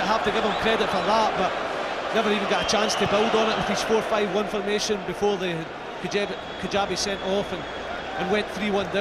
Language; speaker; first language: English; native; English